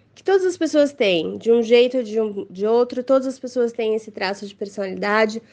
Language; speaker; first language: Portuguese; native; Portuguese